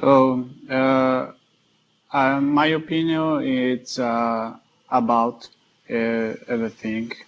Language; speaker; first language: English; non-native, learner; Portuguese